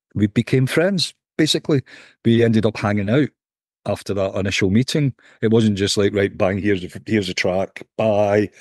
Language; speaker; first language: English; native; English